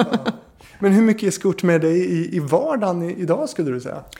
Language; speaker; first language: Swedish; native; Swedish